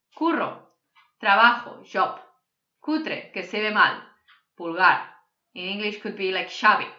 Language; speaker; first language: Spanish; non-native, local second language; Catalan